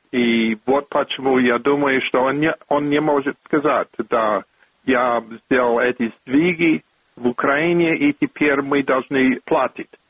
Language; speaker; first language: Russian; non-native, fluent; English